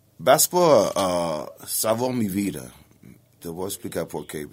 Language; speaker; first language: Spanish; non-native, learner; English